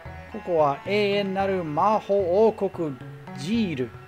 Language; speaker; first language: Japanese; non-native, learner; English